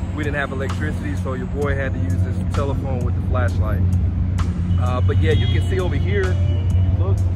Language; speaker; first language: English; native; English